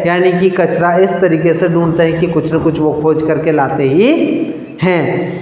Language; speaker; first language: Hindi; native; Hindi